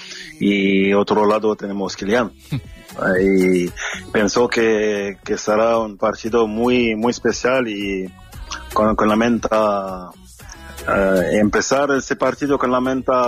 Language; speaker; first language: Spanish; non-native, fluent; French